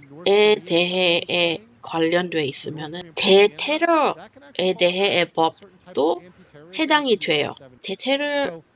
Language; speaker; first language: Korean; non-native, fluent; English